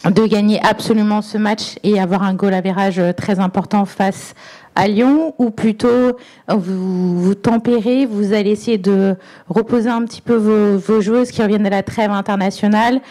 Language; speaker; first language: French; native; French